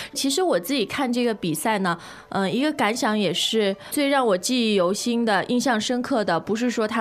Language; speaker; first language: Chinese; native; Chinese